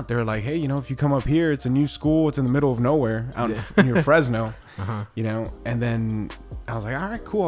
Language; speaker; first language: English; early bilingual, other home language; Spanish